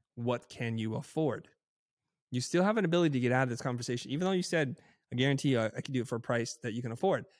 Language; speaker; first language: English; native; English